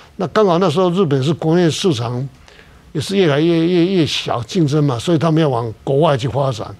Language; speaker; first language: Chinese; native; Chinese